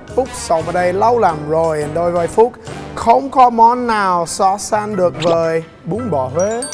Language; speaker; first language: Vietnamese; non-native, learner; English